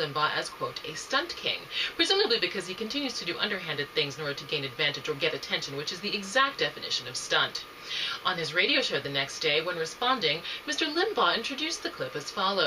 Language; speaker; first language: English; native; English